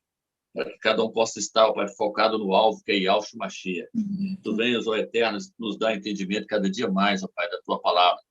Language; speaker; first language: Portuguese; native; Portuguese